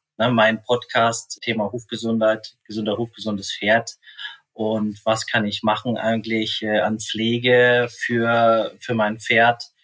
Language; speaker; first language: German; native; German